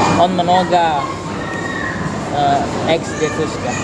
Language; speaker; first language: Russian; non-native, learner; Indonesian